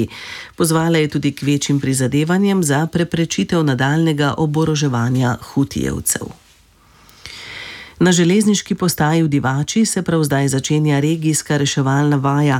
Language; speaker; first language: Slovenian; native; Slovenian